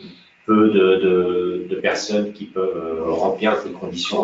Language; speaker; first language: French; native; French